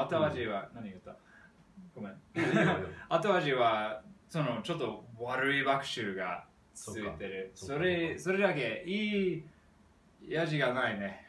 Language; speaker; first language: Japanese; non-native, learner; English